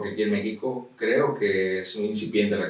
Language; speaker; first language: Spanish; native; Spanish